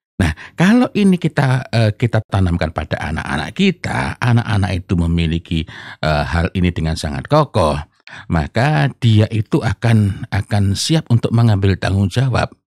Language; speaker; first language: Indonesian; non-native, local second language; Javanese